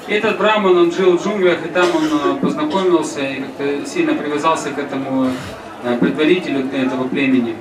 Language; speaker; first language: Russian; native; Russian